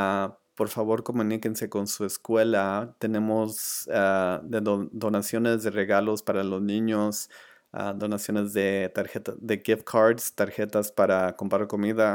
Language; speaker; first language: Spanish; early bilingual, other home language; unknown